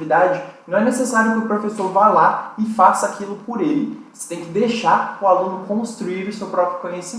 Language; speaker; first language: Portuguese; native; Portuguese